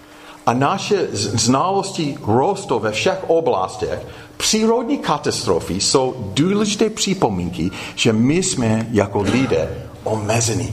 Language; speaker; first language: Czech; non-native, fluent; English